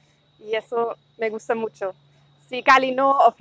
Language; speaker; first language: Spanish; non-native, fluent; German